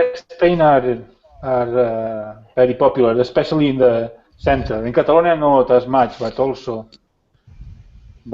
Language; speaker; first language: English; non-native, learner; Spanish